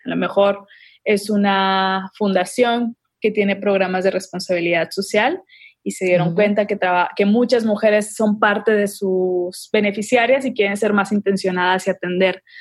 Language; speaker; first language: Spanish; native; Spanish